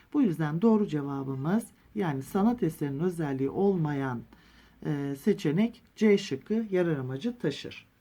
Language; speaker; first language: Turkish; native; Turkish